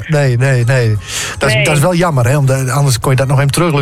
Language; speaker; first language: Dutch; native; Dutch